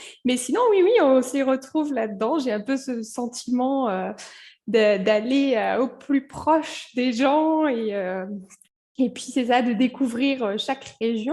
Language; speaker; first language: French; native; French